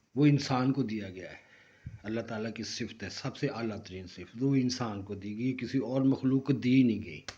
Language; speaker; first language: Urdu; non-native, local second language; Punjabi